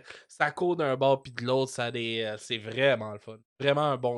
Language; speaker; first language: French; native; French